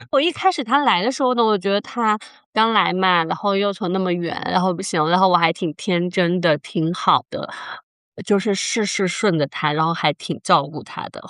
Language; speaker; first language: Chinese; native; Chinese